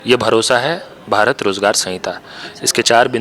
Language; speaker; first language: Hindi; native; Hindi